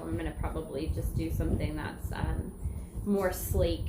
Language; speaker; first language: English; native; English